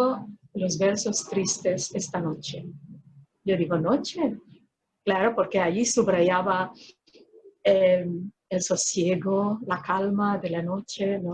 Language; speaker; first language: Spanish; non-native, fluent; Filipino